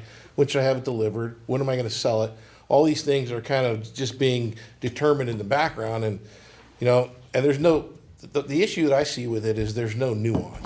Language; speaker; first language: English; native; English